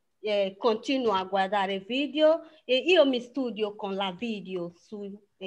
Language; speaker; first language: Italian; non-native, fluent; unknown